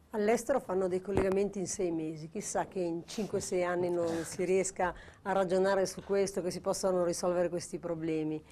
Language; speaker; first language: Italian; native; Italian